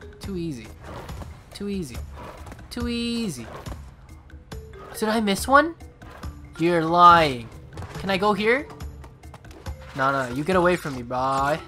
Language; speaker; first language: English; native; English